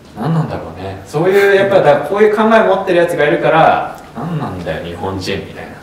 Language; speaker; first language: Japanese; native; Japanese